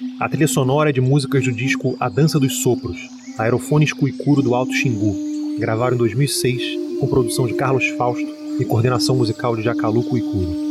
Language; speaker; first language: Portuguese; native; Portuguese